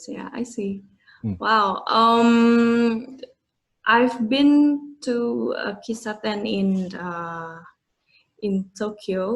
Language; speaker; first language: English; non-native, fluent; Indonesian